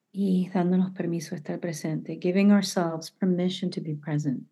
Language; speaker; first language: Spanish; early bilingual, heritage; Spanish